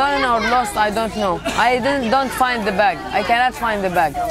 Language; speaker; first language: English; non-native, learner; Arabic